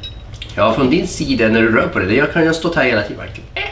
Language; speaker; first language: Swedish; native; Swedish